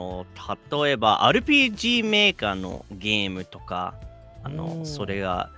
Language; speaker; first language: Japanese; non-native, fluent; English